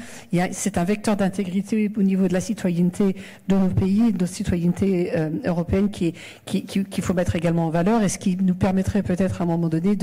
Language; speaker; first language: French; native; French